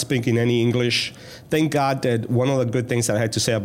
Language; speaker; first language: English; early bilingual, other home language; Spanish